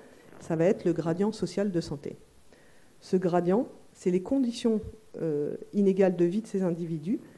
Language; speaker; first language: French; native; French